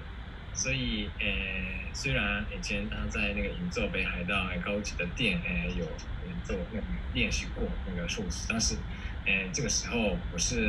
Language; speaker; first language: Chinese; non-native, fluent; Japanese